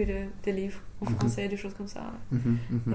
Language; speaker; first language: French; non-native, fluent; English